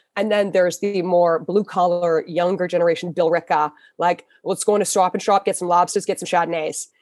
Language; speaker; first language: English; native; English